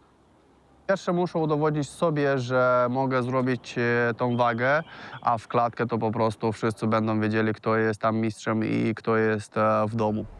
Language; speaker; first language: Polish; non-native, fluent; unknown